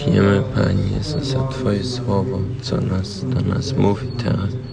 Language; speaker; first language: Polish; early bilingual, heritage; Polish